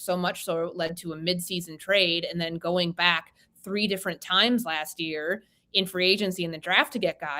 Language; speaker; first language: English; native; English